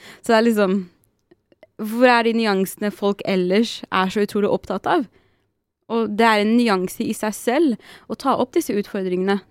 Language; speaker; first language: Norwegian; early bilingual, other home language; Arabic